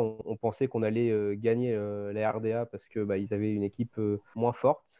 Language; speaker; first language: French; native; French